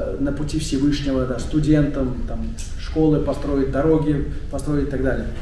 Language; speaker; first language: Russian; non-native, local second language; Tatar